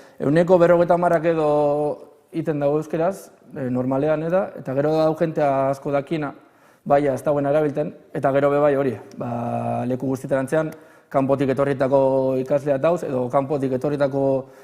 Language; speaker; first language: Basque; native; Basque